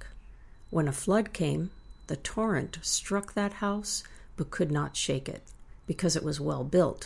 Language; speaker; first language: English; native; English